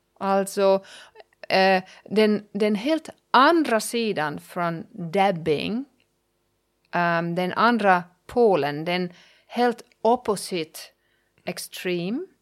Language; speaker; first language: Swedish; non-native, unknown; German